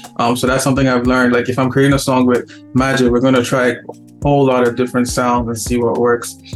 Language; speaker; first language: English; non-native, local second language; Yoruba